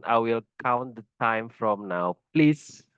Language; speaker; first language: English; non-native, fluent; Indonesian